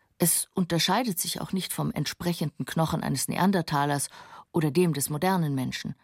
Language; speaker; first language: German; native; German